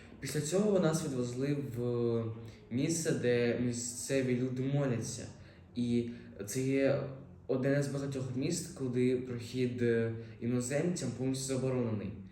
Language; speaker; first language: Ukrainian; native; Ukrainian